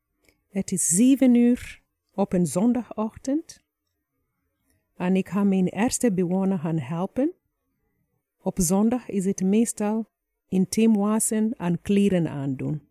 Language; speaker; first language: Dutch; non-native, fluent; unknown